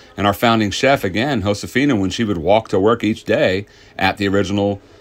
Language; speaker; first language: English; native; English